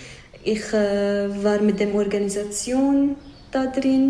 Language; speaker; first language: German; non-native, fluent; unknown